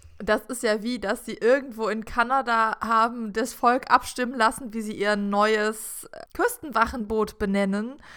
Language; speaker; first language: German; native; German